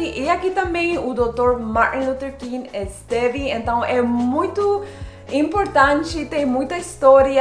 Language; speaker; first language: Portuguese; non-native, fluent; Spanish